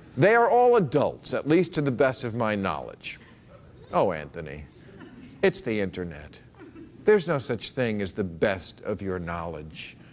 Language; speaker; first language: English; native; English